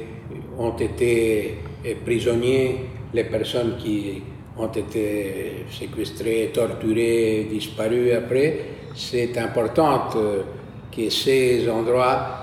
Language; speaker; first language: French; non-native, fluent; Spanish